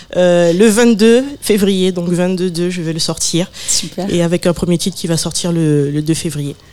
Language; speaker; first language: French; native; French